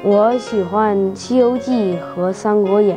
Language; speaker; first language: Chinese; early bilingual, heritage; Chinese